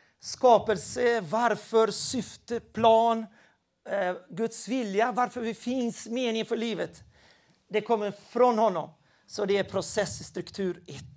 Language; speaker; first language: Swedish; non-native, fluent; Spanish